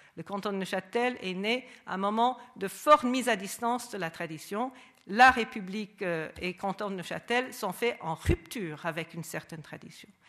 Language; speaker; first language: French; non-native, fluent; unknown